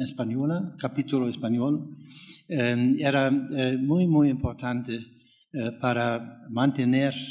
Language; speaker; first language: Spanish; non-native, fluent; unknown